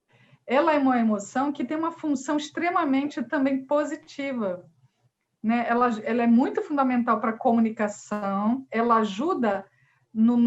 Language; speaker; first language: Portuguese; native; Portuguese